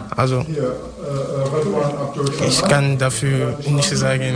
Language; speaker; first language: German; non-native, learner; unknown